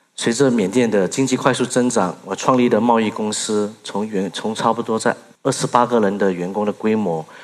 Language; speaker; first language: Chinese; early bilingual, other home language; Burmese